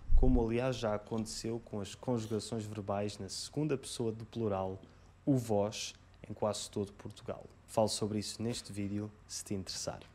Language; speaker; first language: Portuguese; native; Portuguese